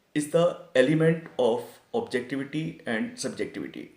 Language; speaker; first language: English; non-native, local second language; Hindi